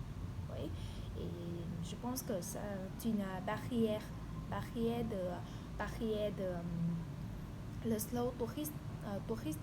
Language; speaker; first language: French; non-native, learner; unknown